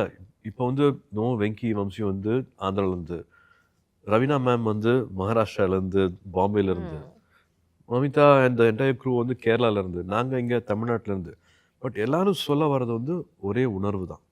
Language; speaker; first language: Tamil; native; Tamil